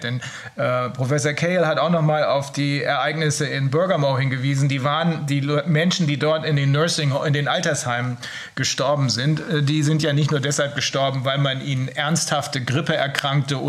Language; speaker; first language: German; native; German